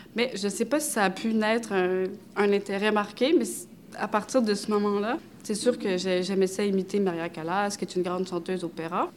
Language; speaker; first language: French; early bilingual, other home language; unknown